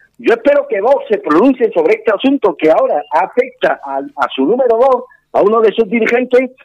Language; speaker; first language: Spanish; native; Spanish